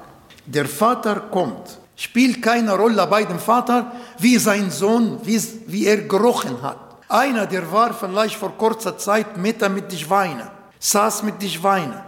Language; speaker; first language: German; non-native, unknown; Arabic